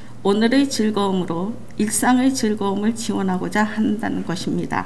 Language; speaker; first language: Korean; native; Korean